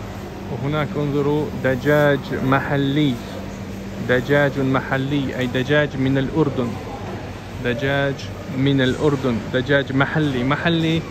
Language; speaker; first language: Arabic; non-native, fluent; Russian